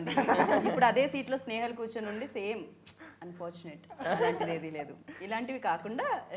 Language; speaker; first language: Telugu; native; Telugu